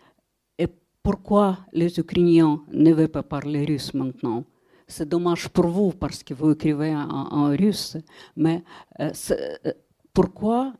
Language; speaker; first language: French; non-native, fluent; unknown